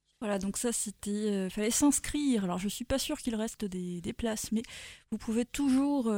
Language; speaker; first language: French; native; French